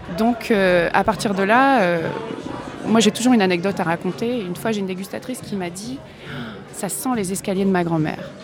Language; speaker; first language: French; native; French